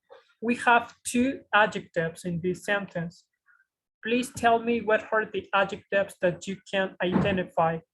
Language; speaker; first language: English; non-native, fluent; Spanish